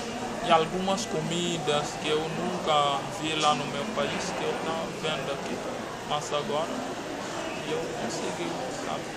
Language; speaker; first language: Portuguese; non-native, local second language; Upper Guinea Crioulo